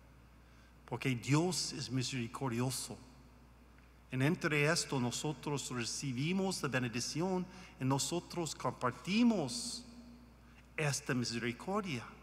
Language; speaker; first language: Spanish; non-native, learner; English